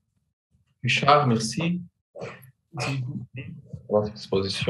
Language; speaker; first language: French; non-native, fluent; Portuguese